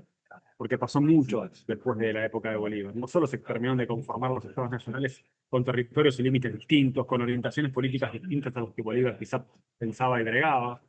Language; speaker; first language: Spanish; native; Spanish